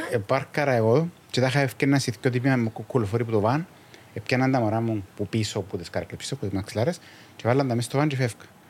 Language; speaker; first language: Greek; native; Greek